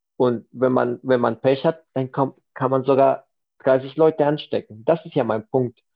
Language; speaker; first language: German; non-native, fluent; Spanish